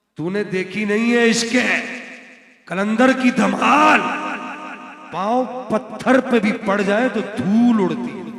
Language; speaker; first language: Urdu; non-native, local second language; Punjabi